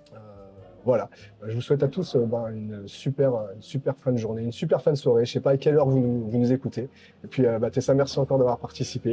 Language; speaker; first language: French; native; French